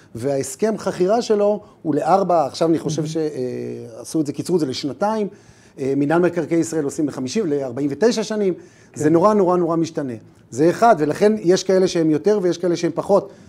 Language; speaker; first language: Hebrew; native; Hebrew